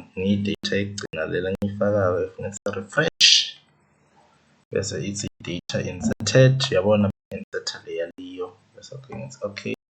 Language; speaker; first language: Zulu; non-native, local second language; Swati